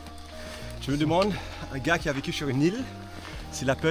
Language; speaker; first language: French; non-native, fluent; English